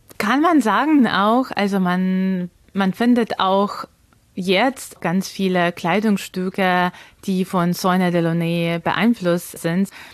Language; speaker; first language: German; non-native, fluent; Ukrainian